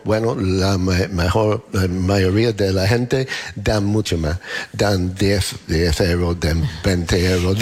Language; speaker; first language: Spanish; non-native, learner; English